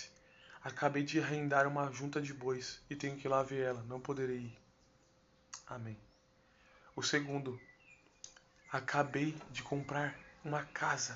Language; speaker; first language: Portuguese; native; Portuguese